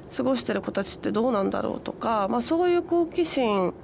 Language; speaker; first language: Japanese; native; Japanese